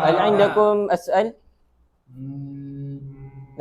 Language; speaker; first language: Arabic; non-native, learner; Malay